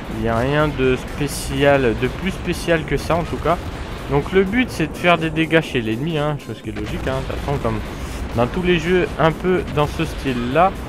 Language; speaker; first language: French; native; French